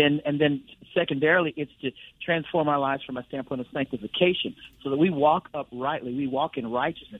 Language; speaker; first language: English; native; English